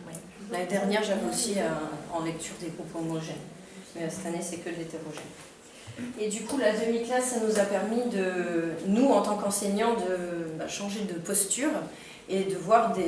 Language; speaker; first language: French; native; French